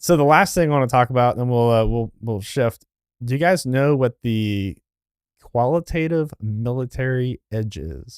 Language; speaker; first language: English; native; English